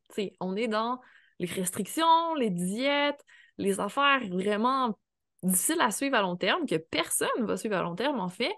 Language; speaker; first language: French; native; French